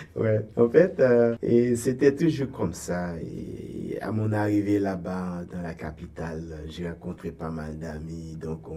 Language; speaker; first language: French; native; French